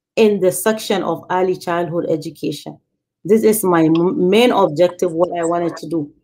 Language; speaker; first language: English; native; English